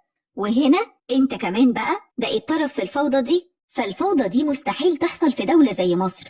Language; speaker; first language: Arabic; native; Arabic